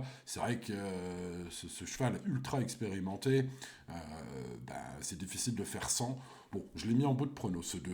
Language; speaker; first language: French; native; French